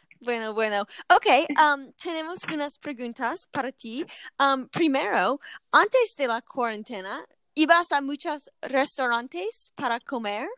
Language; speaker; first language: Spanish; non-native, learner; English